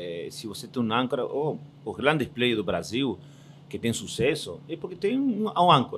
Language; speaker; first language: Portuguese; non-native, fluent; Spanish